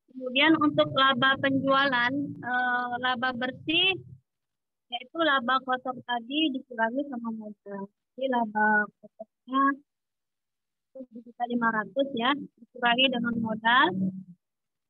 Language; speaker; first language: Indonesian; native; Indonesian